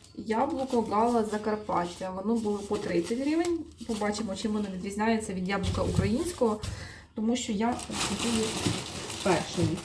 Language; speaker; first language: Ukrainian; non-native, local second language; Russian